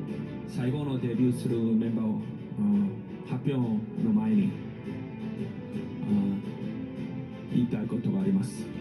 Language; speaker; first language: Japanese; non-native, fluent; Korean